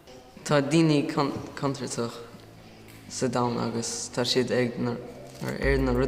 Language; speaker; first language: Irish; non-native, local second language; English